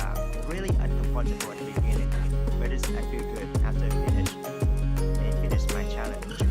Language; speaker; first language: English; non-native, fluent; Vietnamese